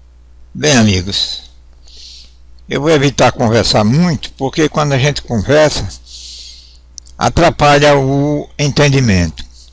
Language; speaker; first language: Portuguese; native; Portuguese